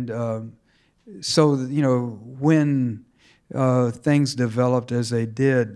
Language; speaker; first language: English; native; English